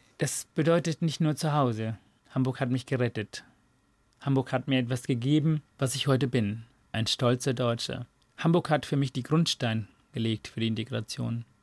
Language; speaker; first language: German; non-native, fluent; Tamil